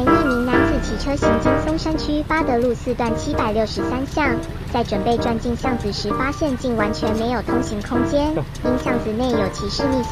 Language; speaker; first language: Chinese; native; Chinese